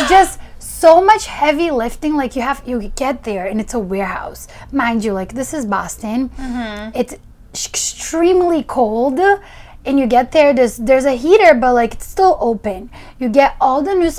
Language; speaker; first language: English; early bilingual, other home language; Portuguese